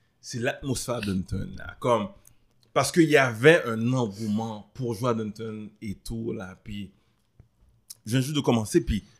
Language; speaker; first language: French; early bilingual, other home language; Haitian Creole